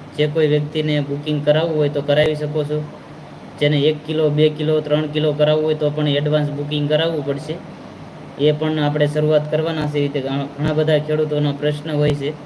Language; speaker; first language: Gujarati; native; Gujarati